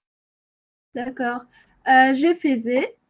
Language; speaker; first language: French; non-native, learner; Arabic